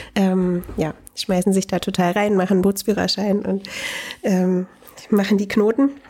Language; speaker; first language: German; native; German